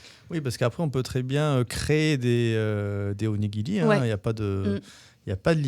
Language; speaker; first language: French; native; French